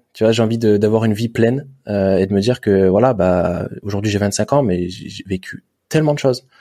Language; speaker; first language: French; native; French